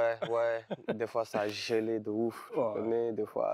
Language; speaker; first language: French; non-native, local second language; Wolof